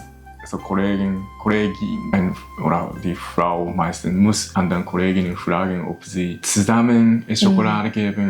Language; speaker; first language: German; non-native, learner; Japanese